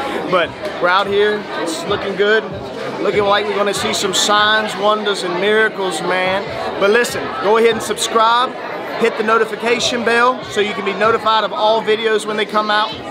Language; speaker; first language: English; native; English